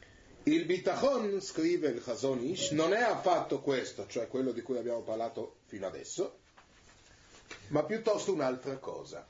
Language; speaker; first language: Italian; native; Italian